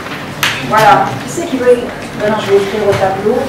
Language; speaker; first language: French; non-native, fluent; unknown